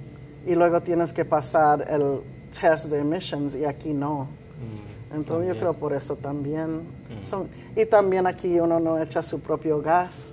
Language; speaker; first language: Spanish; early bilingual, heritage; Spanish